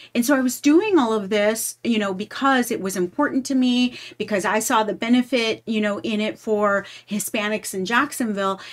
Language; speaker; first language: English; native; English